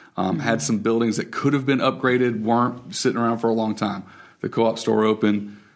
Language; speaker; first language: English; native; English